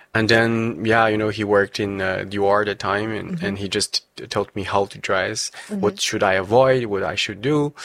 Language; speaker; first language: English; non-native, fluent; Chinese